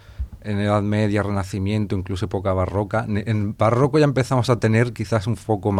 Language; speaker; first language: Spanish; native; Spanish